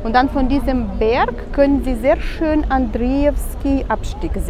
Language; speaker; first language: German; non-native, learner; Russian